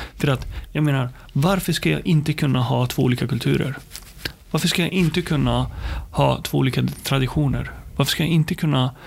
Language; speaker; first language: Swedish; early bilingual, other home language; Arabic